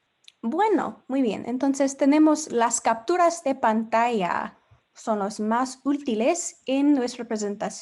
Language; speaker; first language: Spanish; non-native, fluent; English